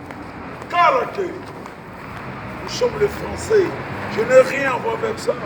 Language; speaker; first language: French; non-native, learner; Portuguese